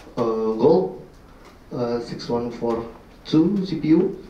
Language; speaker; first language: English; non-native, learner; Indonesian